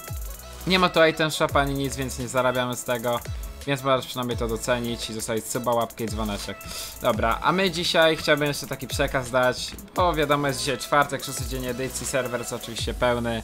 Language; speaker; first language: Polish; native; Polish